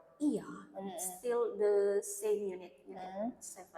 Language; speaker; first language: English; non-native, learner; Indonesian